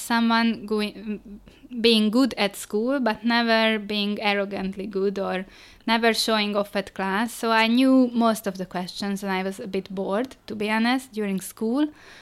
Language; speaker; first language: English; non-native, fluent; Hungarian